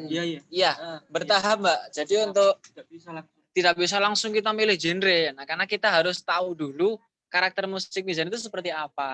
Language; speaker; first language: Indonesian; native; Indonesian